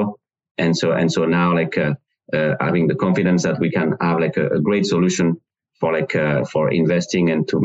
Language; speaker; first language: English; non-native, fluent; French